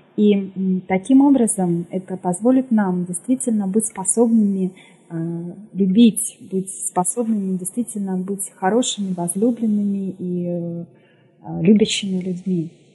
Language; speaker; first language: Russian; native; Russian